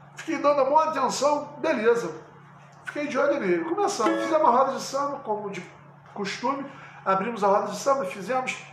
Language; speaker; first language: Portuguese; native; Portuguese